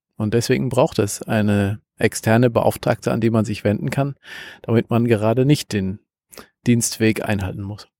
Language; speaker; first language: German; native; German